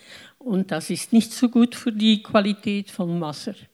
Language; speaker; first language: German; non-native, learner; Dutch